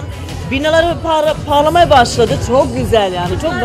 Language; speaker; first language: Turkish; non-native, fluent; Serbian